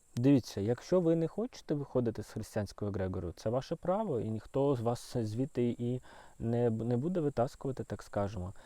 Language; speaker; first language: Ukrainian; non-native, local second language; Russian